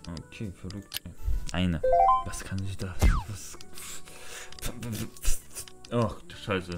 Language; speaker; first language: German; non-native, learner; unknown